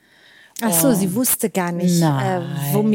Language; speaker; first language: German; native; German